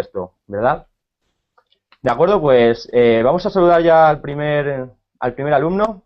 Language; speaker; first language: Spanish; native; Spanish